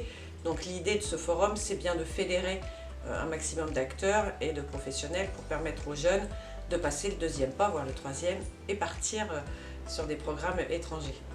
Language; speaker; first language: French; native; French